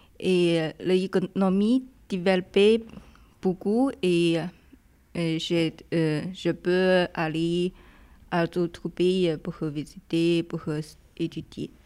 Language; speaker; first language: French; non-native, learner; Chinese